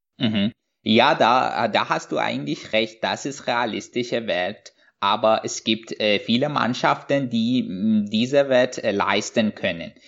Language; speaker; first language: German; non-native, fluent; Persian